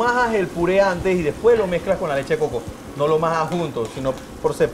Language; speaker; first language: Spanish; native; Spanish